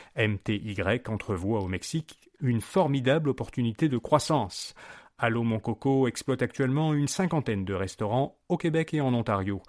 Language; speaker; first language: French; native; French